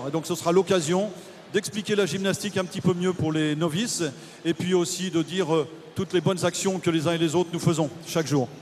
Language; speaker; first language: French; native; French